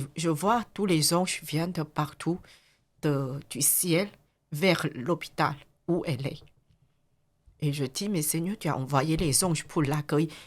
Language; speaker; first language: French; non-native, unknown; Chinese